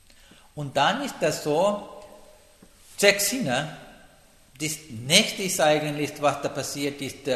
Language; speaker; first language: German; non-native, learner; Sinhala